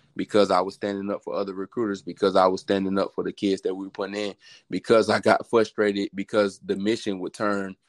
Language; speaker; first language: English; native; English